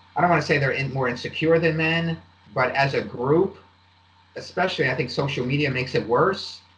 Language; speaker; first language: English; native; English